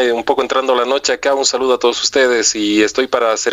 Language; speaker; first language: Spanish; native; Spanish